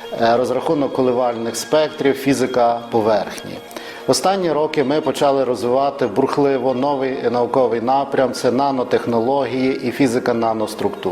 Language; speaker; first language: Ukrainian; native; Ukrainian